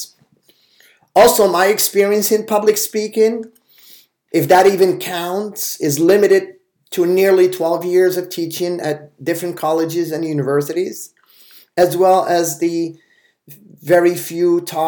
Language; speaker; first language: English; non-native, fluent; Arabic